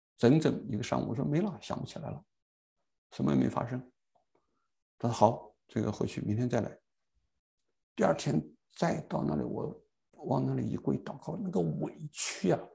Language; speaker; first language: Chinese; native; Chinese